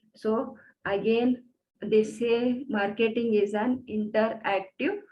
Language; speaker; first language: English; non-native, local second language; Kannada